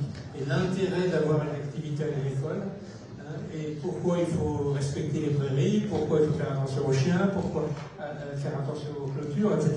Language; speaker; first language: French; native; French